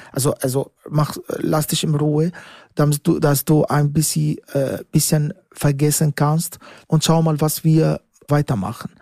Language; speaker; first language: German; non-native, learner; Arabic